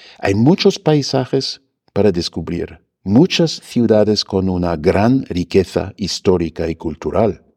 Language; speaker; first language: Spanish; non-native, fluent; German